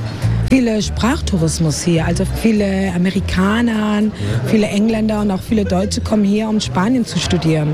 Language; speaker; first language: German; non-native, fluent; Spanish